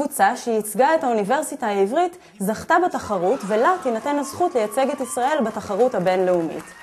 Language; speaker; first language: Hebrew; native; Hebrew